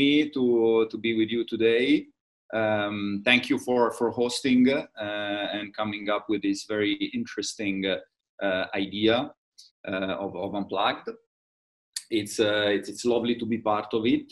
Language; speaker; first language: English; non-native, fluent; Italian